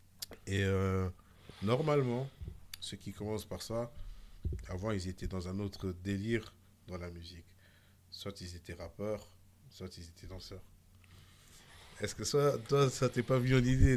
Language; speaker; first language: French; native; French